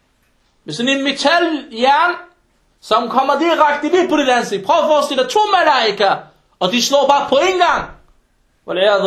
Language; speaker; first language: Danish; early bilingual, other home language; Arabic